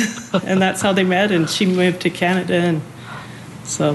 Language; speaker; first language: English; native; English